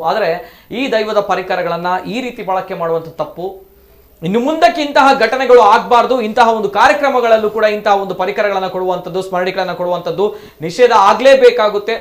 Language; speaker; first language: Kannada; non-native, local second language; Tulu